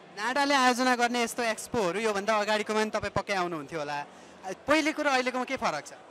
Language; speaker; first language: Nepali; native; Nepali